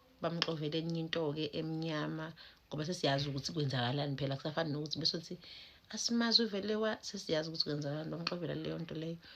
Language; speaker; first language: Zulu; native; Zulu